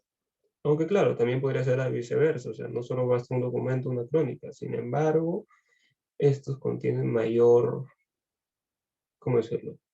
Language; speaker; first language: Spanish; native; Spanish